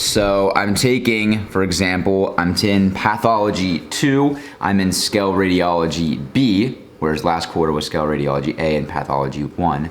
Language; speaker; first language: English; native; English